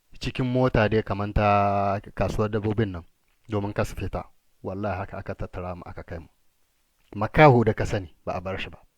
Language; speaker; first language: Hausa; native; Hausa